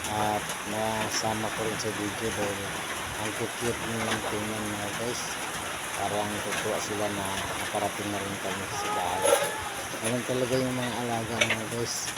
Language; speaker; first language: Filipino; non-native, local second language; Cebuano